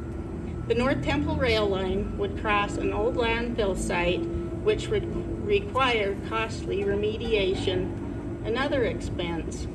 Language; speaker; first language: English; native; English